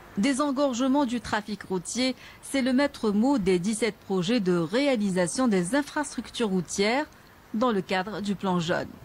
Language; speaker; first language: French; non-native, local second language; Arabic